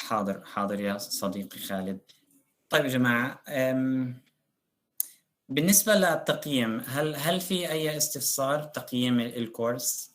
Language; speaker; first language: Arabic; native; Arabic